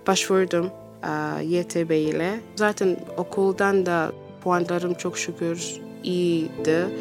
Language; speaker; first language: Turkish; non-native, learner; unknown